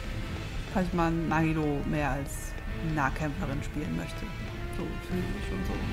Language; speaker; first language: German; native; German